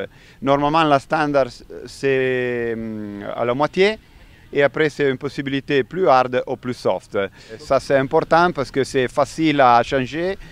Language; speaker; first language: French; non-native, learner; Italian